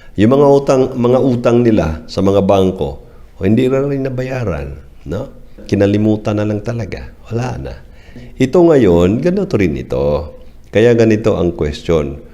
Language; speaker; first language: Filipino; non-native, local second language; Cebuano